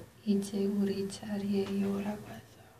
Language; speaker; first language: Korean; non-native, learner; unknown